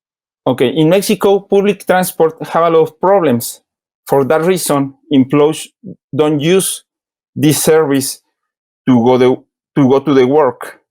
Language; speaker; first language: English; non-native, learner; Spanish